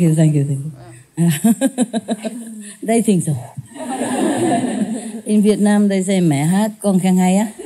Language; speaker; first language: English; non-native, fluent; Vietnamese